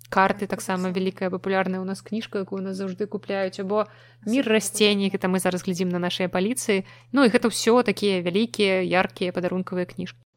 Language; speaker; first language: Belarusian; non-native, local second language; Russian